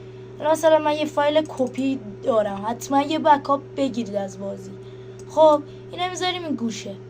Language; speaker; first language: Persian; native; Persian